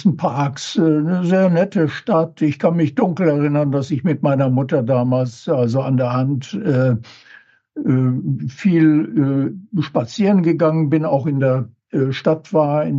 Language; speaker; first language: German; native; German